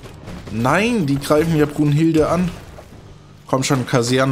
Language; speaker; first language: German; native; German